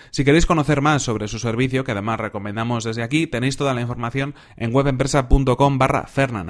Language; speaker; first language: Spanish; native; Spanish